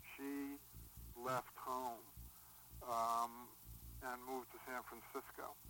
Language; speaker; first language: English; native; English